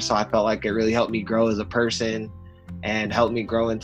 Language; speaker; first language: English; native; English